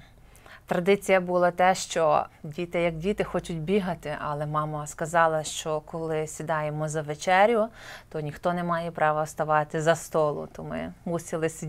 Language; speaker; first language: Ukrainian; native; Ukrainian